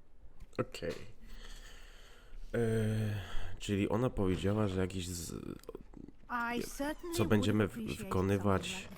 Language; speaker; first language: Polish; native; Polish